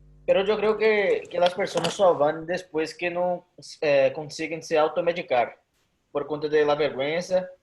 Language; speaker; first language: Spanish; non-native, learner; Portuguese